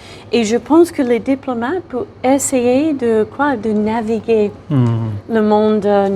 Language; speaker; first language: French; non-native, fluent; English